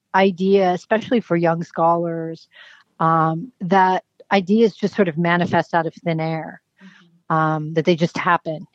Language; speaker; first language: English; native; English